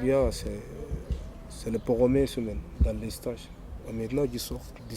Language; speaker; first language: French; non-native, learner; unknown